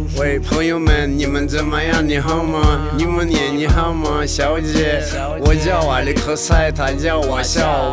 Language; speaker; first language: Chinese; non-native, learner; Russian